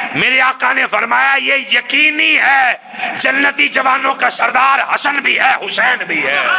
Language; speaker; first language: Urdu; non-native, local second language; Punjabi